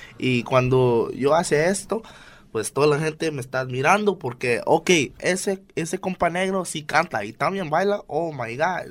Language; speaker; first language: Spanish; non-native, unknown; English